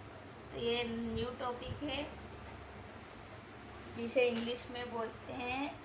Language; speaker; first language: Hindi; native; Hindi